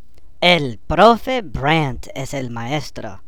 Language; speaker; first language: Spanish; non-native, learner; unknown